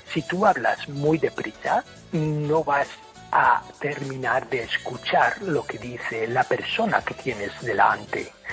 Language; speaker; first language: Spanish; non-native, fluent; English